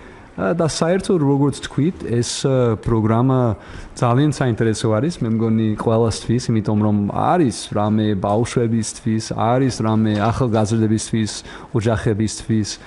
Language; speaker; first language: Georgian; non-native, learner; English